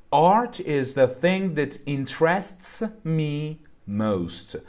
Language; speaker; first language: English; non-native, fluent; Persian